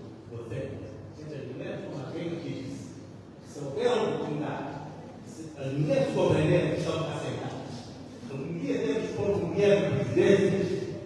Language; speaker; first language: Portuguese; non-native, learner; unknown